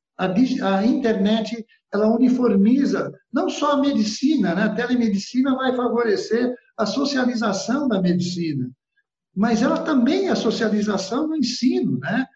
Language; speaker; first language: Portuguese; early bilingual, other home language; Italian